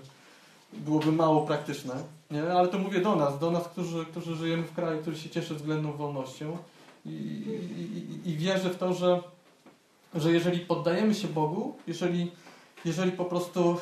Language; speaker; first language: Polish; native; Polish